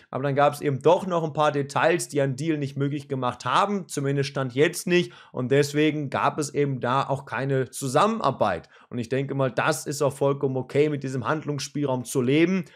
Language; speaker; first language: German; native; German